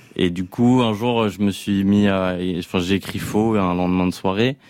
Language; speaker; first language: French; native; French